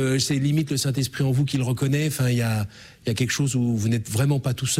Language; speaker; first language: French; native; French